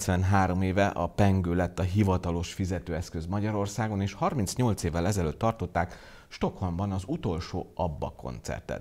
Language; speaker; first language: Hungarian; native; Hungarian